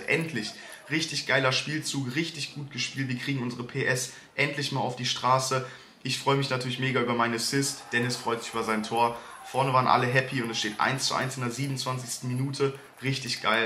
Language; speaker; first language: German; native; German